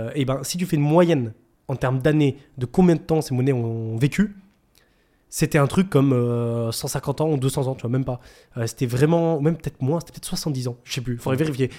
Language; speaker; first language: French; native; French